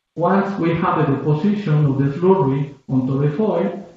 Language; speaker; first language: English; non-native, fluent; Spanish